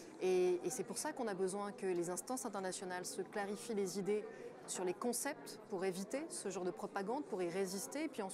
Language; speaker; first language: French; native; French